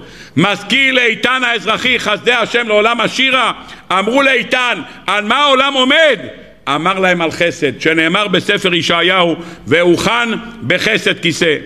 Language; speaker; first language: Hebrew; native; Hebrew